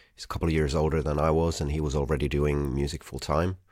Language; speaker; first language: English; non-native, fluent; Finnish